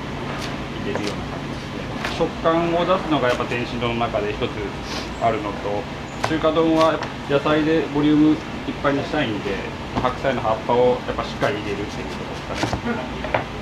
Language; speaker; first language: Japanese; native; Japanese